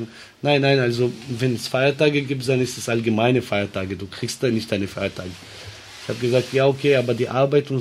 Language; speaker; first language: German; early bilingual, other home language; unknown